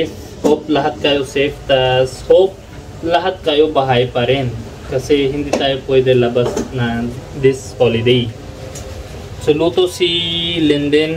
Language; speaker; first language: Filipino; non-native, learner; Punjabi